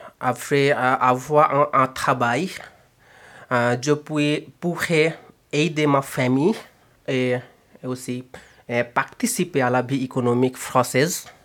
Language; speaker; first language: French; non-native, learner; Bangla